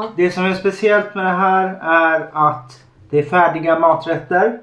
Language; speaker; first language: Swedish; native; Swedish